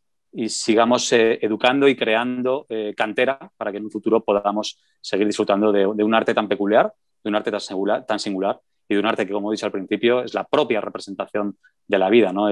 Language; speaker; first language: Spanish; native; Spanish